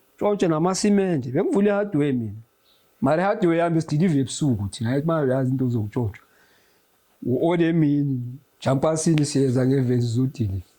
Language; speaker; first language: Zulu; native; Zulu